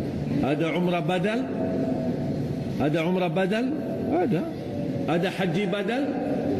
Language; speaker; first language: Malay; non-native, fluent; Arabic